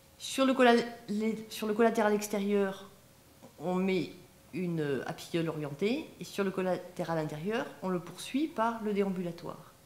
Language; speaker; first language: French; native; French